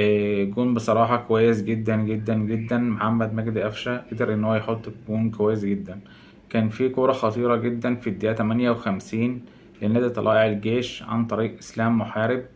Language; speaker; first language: Arabic; native; Arabic